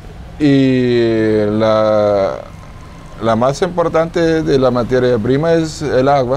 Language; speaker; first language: Spanish; non-native, fluent; German